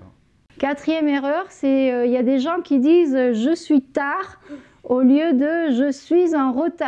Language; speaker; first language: French; native; French